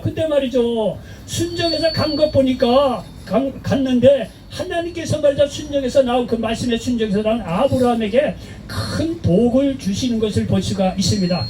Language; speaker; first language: Korean; native; Korean